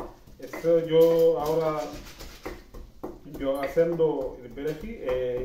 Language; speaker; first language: Spanish; non-native, learner; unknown